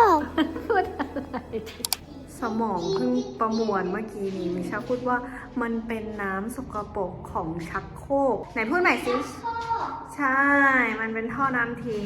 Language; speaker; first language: Thai; native; Thai